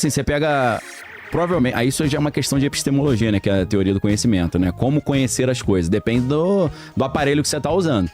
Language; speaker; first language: Portuguese; native; Portuguese